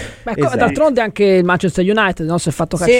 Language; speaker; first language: Italian; native; Italian